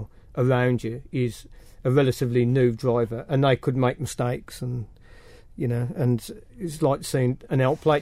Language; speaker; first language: English; native; English